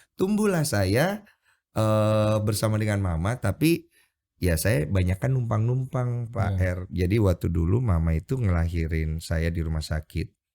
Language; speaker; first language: Indonesian; native; Indonesian